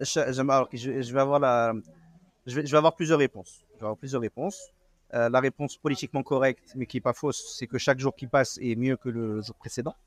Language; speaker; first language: French; non-native, local second language; Arabic